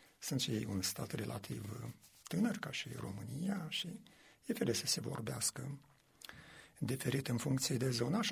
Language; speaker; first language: Romanian; native; Romanian